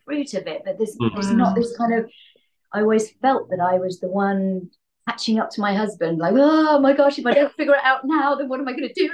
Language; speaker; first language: English; native; English